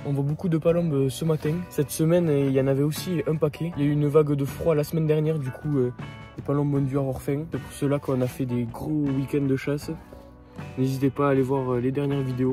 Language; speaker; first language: French; native; French